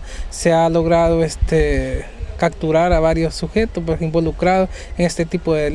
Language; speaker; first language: Spanish; native; Spanish